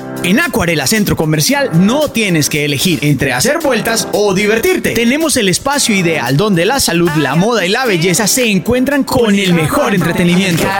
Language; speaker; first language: Spanish; native; Spanish